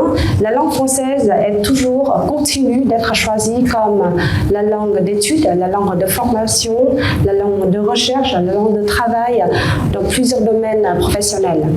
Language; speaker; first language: French; non-native, fluent; Vietnamese